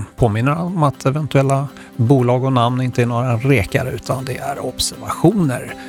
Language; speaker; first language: Swedish; native; Swedish